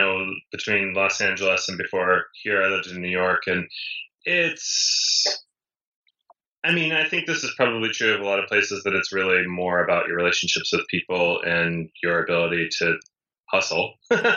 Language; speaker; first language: English; native; English